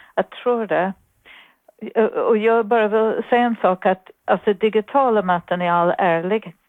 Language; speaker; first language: Swedish; non-native, fluent; English